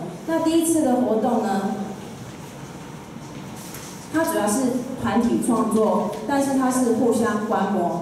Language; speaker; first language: Chinese; native; Chinese